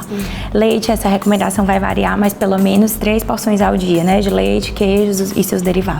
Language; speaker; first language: Portuguese; native; Portuguese